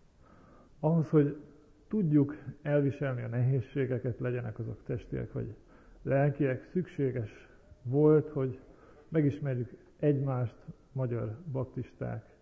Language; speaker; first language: Hungarian; native; Hungarian